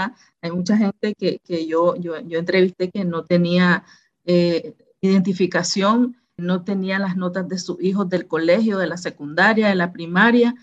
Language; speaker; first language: Spanish; native; Spanish